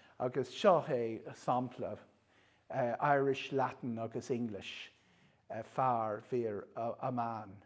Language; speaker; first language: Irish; non-native, local second language; English